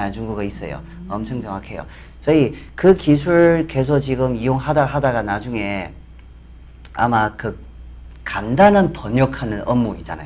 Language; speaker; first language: Korean; non-native, fluent; Chinese